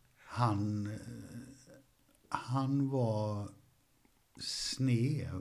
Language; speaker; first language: Swedish; early bilingual, other home language; Yiddish